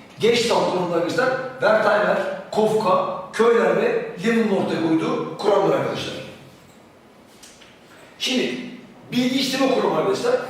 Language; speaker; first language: Turkish; native; Turkish